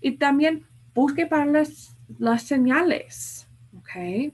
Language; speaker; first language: Spanish; non-native, fluent; English